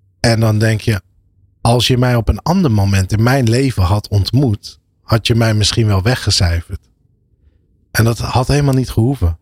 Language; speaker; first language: Dutch; early bilingual, other home language; Arabic